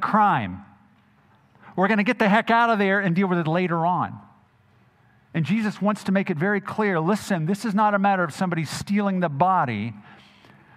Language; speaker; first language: English; native; English